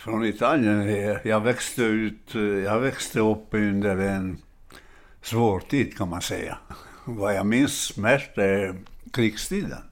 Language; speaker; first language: Swedish; non-native, fluent; Italian